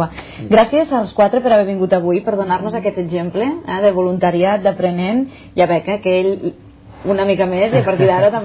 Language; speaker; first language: Catalan; native; Catalan